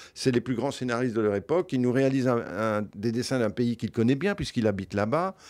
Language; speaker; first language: French; native; French